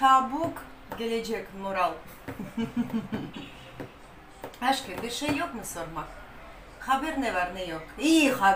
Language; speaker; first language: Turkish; non-native, learner; Russian